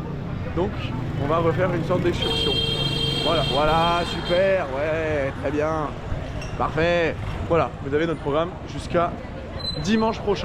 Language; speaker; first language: French; native; French